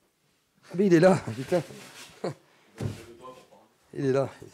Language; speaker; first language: French; native; French